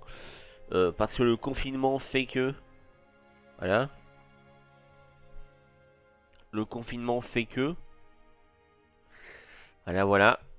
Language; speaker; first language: French; native; French